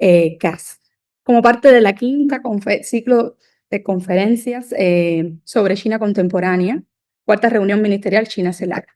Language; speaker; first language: Spanish; native; Spanish